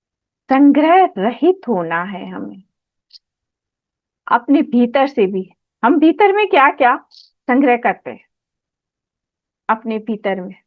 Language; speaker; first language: Hindi; native; Hindi